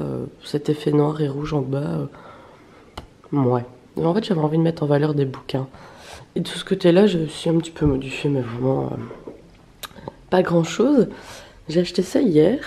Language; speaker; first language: French; native; French